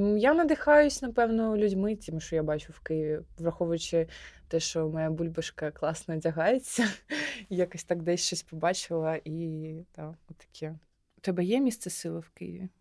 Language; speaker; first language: Ukrainian; non-native, local second language; Russian